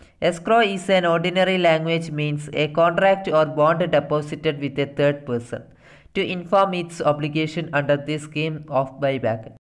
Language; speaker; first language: English; non-native, local second language; Malayalam